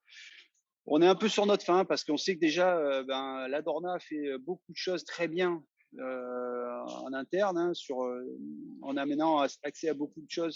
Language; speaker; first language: French; native; French